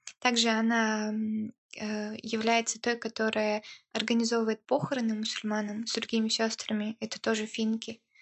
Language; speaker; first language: Russian; early bilingual, heritage; Russian